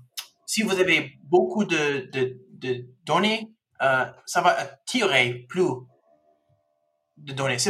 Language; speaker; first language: French; non-native, fluent; English